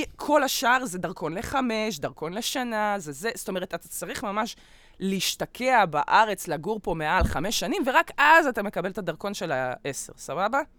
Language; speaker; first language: Hebrew; early bilingual, other home language; Russian